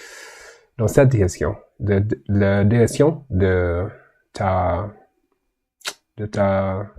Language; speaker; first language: French; non-native, learner; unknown